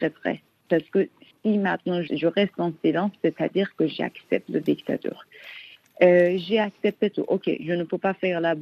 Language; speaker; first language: French; non-native, learner; Persian